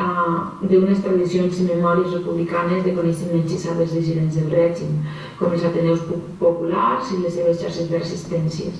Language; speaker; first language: Catalan; native; Catalan